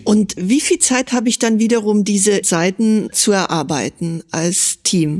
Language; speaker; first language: German; native; German